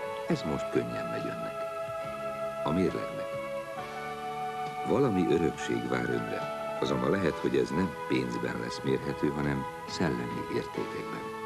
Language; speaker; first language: Hungarian; native; Hungarian